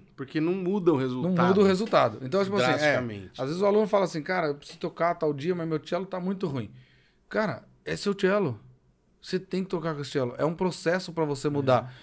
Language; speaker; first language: Portuguese; native; Portuguese